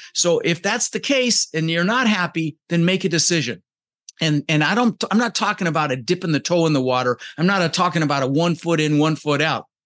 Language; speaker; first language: English; early bilingual, other home language; Dutch